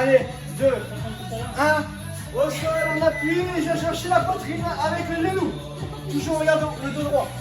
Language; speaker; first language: French; native; French